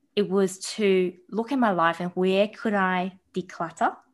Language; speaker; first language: English; early bilingual, other home language; Chinese